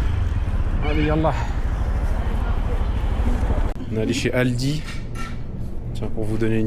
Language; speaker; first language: French; native; French